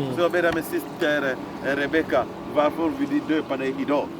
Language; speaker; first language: Swedish; non-native, fluent; Lingala